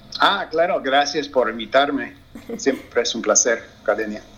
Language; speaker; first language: Spanish; non-native, learner; English